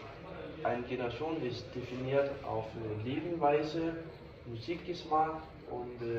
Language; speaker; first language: German; non-native, learner; Danish